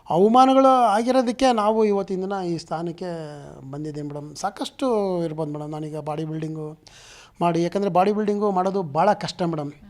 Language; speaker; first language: Kannada; native; Kannada